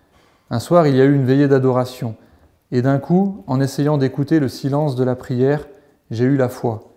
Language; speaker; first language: French; native; French